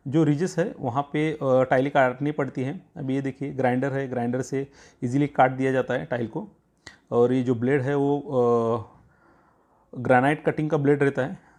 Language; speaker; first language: Hindi; non-native, local second language; Marathi